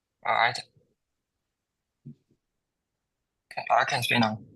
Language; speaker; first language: English; non-native, local second language; Chinese